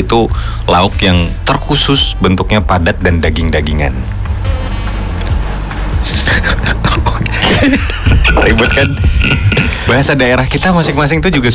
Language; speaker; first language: Indonesian; non-native, local second language; Javanese